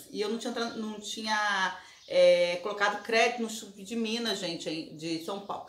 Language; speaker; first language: Portuguese; native; Portuguese